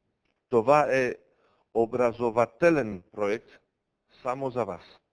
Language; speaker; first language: Bulgarian; non-native, learner; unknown